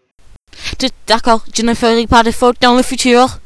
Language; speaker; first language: French; non-native, learner; English